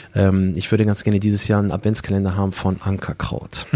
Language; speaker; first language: German; native; German